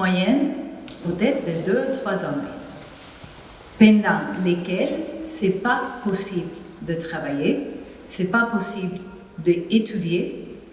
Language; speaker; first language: French; non-native, fluent; Spanish